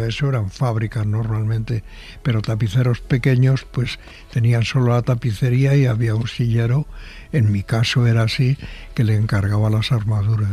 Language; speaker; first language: Spanish; native; Spanish